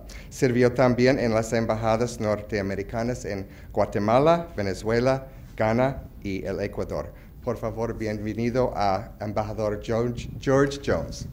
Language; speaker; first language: Spanish; non-native, fluent; English